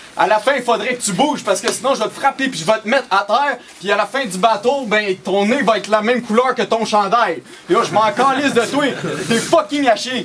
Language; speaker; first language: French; native; French